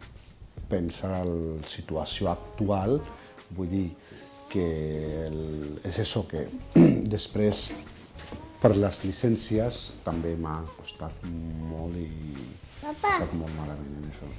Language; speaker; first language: Catalan; non-native, fluent; Bangla